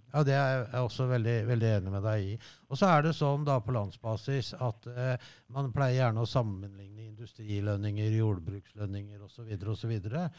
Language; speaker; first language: Norwegian; native; Norwegian